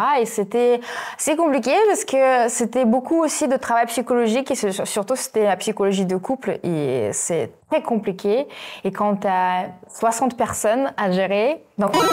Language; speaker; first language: French; non-native, fluent; Russian